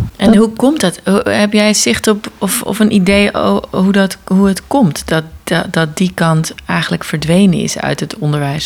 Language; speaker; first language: Dutch; native; Dutch